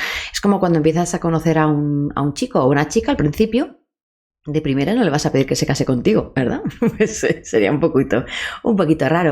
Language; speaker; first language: Spanish; native; Spanish